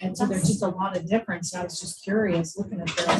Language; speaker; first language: English; native; English